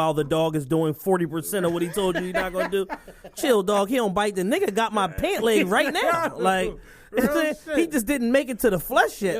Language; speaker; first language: English; native; English